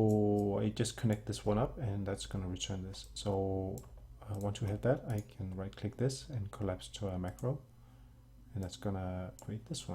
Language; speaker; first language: English; non-native, fluent; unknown